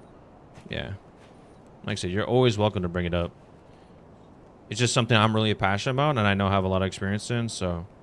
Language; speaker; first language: English; native; English